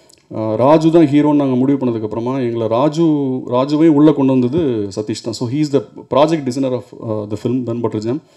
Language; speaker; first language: Tamil; native; Tamil